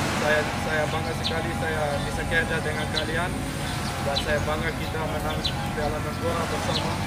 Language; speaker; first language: Indonesian; non-native, learner; Dutch